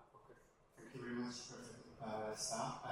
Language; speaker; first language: English; non-native, fluent; Chinese